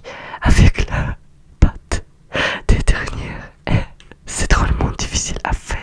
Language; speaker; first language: French; non-native, learner; Russian